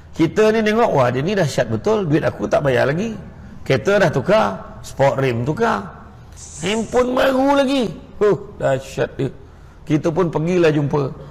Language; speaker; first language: Malay; native; Malay